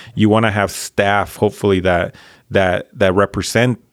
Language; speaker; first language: English; early bilingual, other home language; Spanish